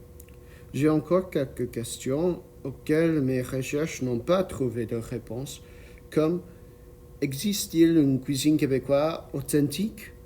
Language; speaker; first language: French; non-native, learner; English